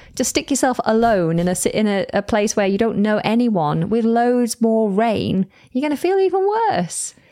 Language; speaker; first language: English; native; English